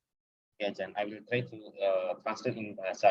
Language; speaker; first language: English; non-native, learner; Indonesian